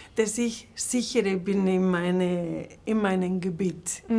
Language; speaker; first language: German; non-native, fluent; Spanish